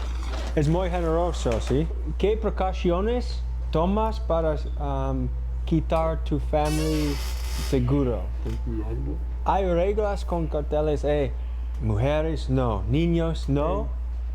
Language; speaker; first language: Spanish; non-native, learner; English